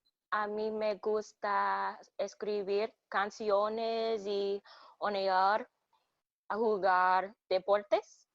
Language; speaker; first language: Spanish; non-native, learner; English